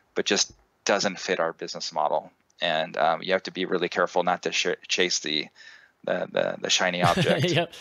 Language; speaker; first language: English; native; English